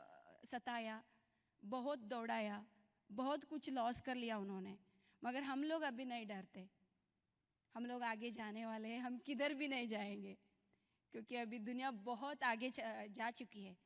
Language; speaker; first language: Hindi; non-native, local second language; Kannada